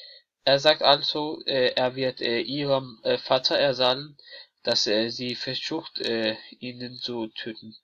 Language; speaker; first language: German; non-native, learner; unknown